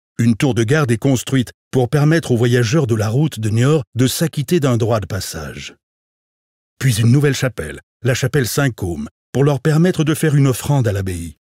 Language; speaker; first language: French; native; French